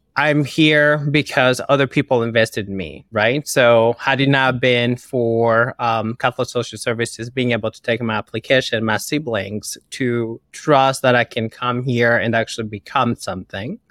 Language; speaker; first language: English; early bilingual, other home language; Kinyarwanda